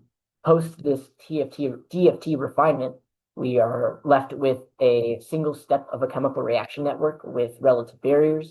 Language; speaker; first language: English; native; English